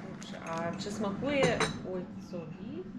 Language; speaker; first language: Polish; early bilingual, heritage; Russian